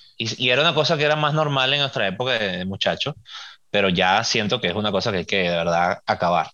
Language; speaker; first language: Spanish; native; Spanish